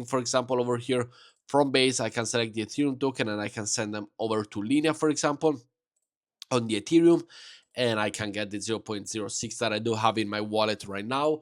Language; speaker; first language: English; non-native, fluent; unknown